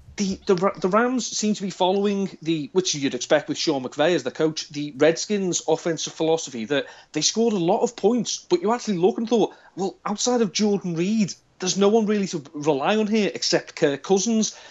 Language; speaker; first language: English; native; English